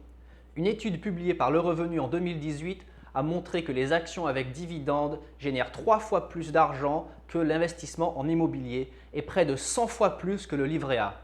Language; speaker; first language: French; native; French